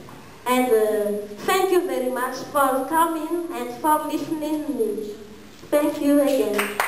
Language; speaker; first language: English; non-native, learner; Malagasy